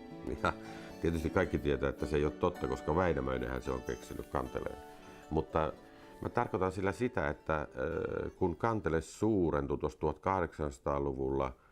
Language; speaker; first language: Finnish; native; Finnish